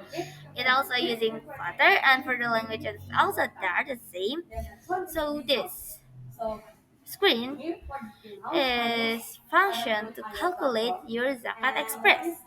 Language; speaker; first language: English; non-native, learner; Indonesian